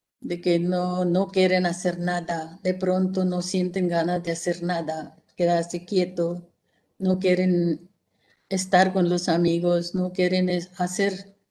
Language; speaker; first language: Spanish; non-native, fluent; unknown